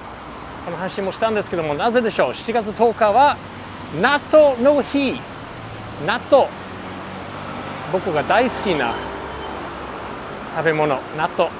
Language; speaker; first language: Japanese; non-native, fluent; English